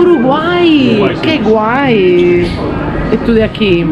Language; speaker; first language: Spanish; non-native, learner; Italian